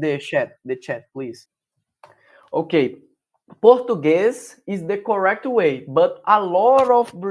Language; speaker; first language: English; non-native, learner; Portuguese